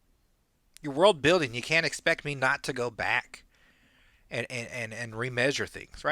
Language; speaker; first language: English; native; English